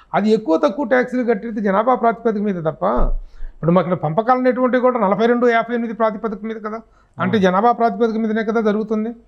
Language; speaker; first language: Telugu; native; Telugu